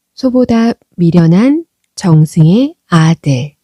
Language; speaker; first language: Korean; native; Korean